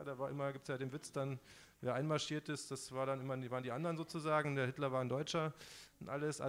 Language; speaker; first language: German; native; German